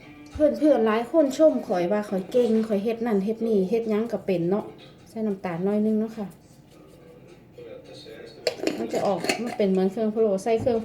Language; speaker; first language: Thai; non-native, local second language; Northeastern Thai